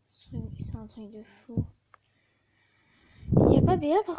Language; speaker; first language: French; native; French